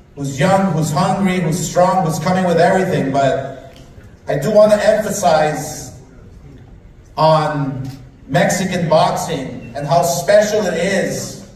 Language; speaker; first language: English; early bilingual, other home language; Spanish